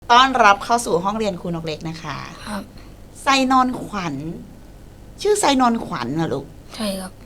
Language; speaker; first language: Thai; native; Thai